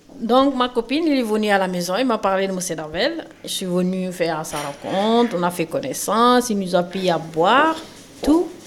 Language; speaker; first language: French; non-native, local second language; Wolof